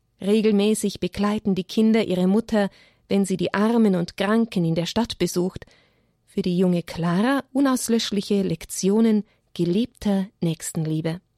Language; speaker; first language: German; native; German